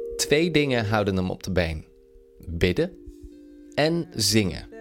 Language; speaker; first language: Dutch; native; Dutch